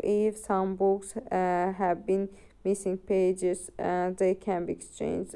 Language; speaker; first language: English; non-native, fluent; Azerbaijani